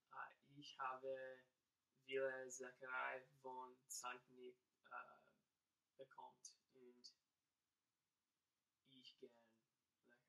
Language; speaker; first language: German; non-native, learner; English